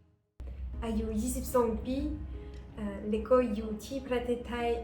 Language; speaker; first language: Thai; non-native, learner; French